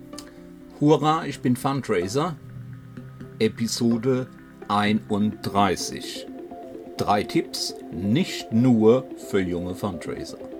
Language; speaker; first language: German; native; German